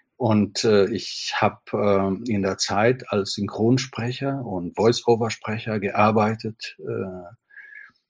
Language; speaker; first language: German; non-native, fluent; Italian